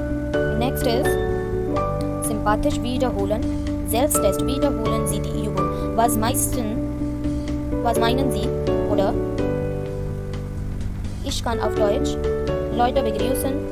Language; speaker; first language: German; non-native, fluent; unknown